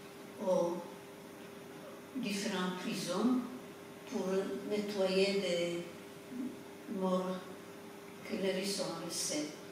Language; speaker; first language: French; non-native, fluent; Polish